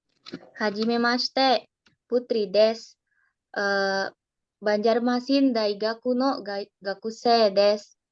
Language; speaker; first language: Japanese; non-native, learner; Indonesian